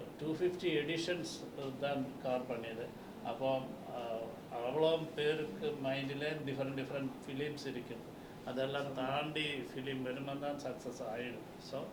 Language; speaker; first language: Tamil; non-native, learner; Malayalam